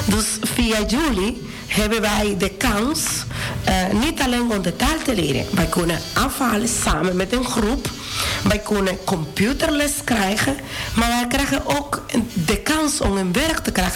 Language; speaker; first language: Dutch; non-native, fluent; Spanish